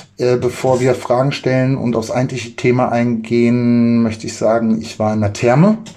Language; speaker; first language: German; native; German